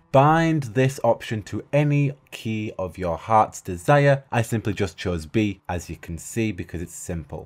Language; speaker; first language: English; native; English